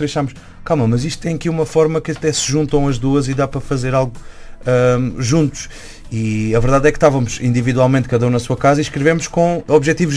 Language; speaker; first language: Portuguese; native; Portuguese